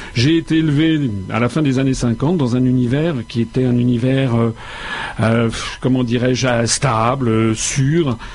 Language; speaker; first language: French; native; French